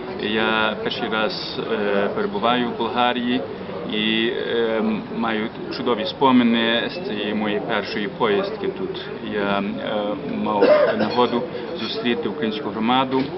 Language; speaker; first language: Ukrainian; early bilingual, heritage; Ukrainian